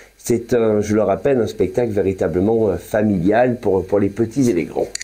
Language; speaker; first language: French; native; French